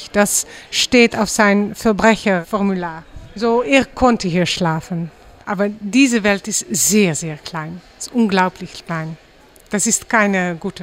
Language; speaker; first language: German; non-native, fluent; Dutch